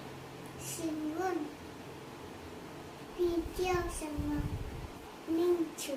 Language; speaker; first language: Chinese; non-native, learner; Lao